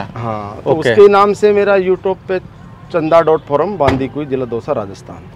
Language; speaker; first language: Hindi; native; Hindi